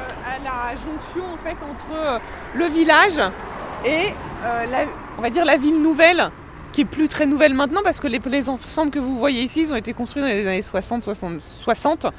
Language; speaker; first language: French; native; French